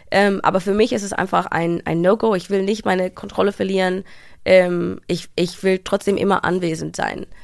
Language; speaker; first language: German; early bilingual, heritage; English